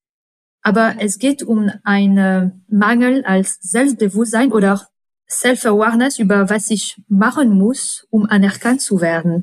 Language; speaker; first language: German; non-native, fluent; French